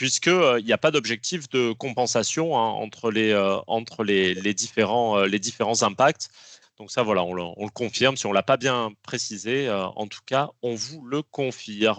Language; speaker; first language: French; native; French